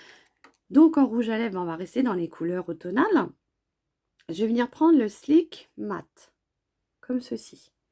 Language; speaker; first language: French; native; French